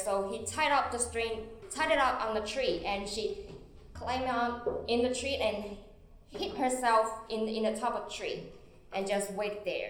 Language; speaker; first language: English; non-native, fluent; Chinese